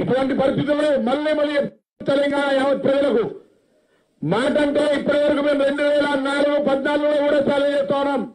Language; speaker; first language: Telugu; native; Telugu